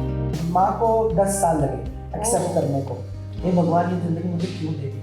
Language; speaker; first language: Hindi; non-native, local second language; Marathi